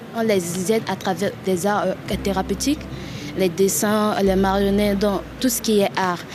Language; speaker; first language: French; non-native, local second language; Sango